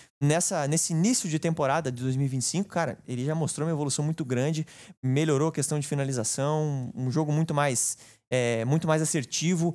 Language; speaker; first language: Portuguese; native; Portuguese